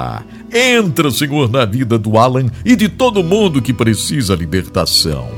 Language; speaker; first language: Portuguese; native; Portuguese